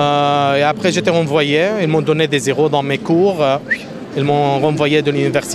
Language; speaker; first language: French; non-native, fluent; Arabic